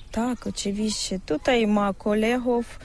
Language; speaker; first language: Polish; non-native, learner; Ukrainian